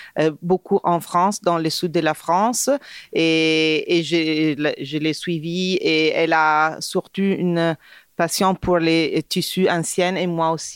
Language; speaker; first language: French; non-native, fluent; Italian